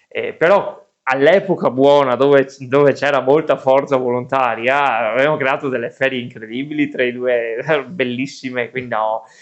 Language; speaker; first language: Italian; native; Italian